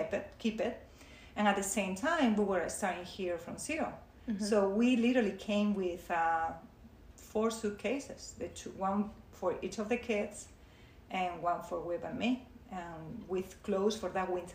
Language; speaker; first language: English; non-native, fluent; Spanish